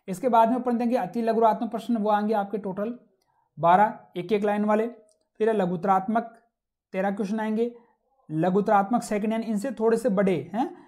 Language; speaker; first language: Hindi; native; Hindi